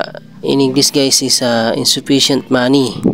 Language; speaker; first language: English; non-native, local second language; Filipino